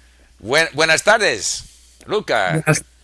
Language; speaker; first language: Spanish; non-native, fluent; English